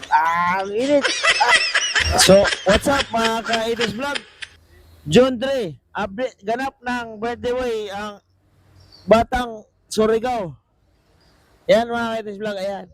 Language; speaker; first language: Filipino; non-native, local second language; Cebuano